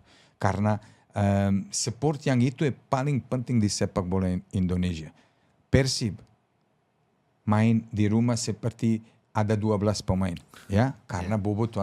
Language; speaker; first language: Indonesian; non-native, fluent; Serbian